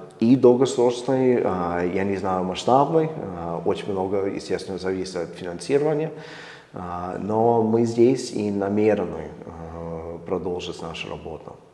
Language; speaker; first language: Russian; non-native, fluent; English